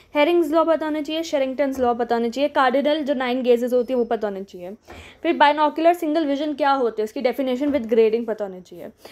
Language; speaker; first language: Hindi; native; Hindi